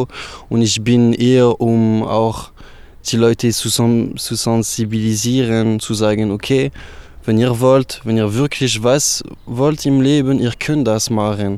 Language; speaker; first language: German; non-native, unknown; French